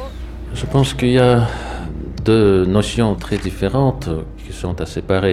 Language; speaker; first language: French; non-native, fluent; Russian